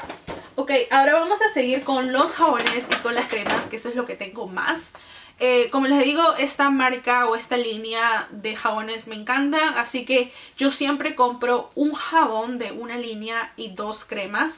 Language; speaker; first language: Spanish; native; Spanish